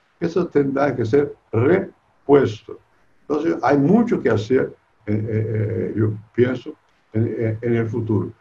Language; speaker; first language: Spanish; non-native, fluent; Portuguese